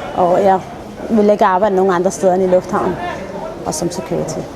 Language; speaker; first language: Danish; early bilingual, other home language; Arabic